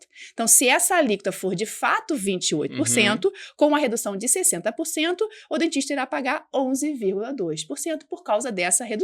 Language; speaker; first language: Portuguese; native; Portuguese